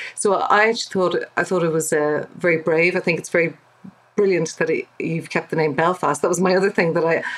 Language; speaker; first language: English; native; English